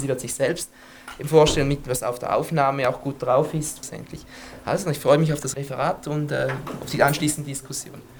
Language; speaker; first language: German; native; German